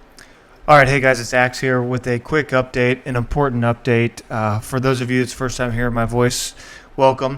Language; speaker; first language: English; native; English